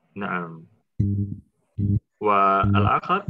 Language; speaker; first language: Arabic; non-native, fluent; Indonesian